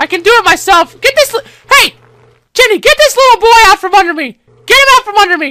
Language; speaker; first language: English; native; English